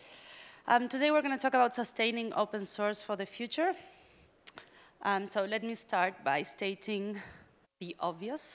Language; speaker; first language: English; non-native, fluent; Spanish